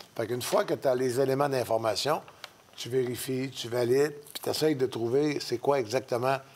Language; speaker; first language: French; native; French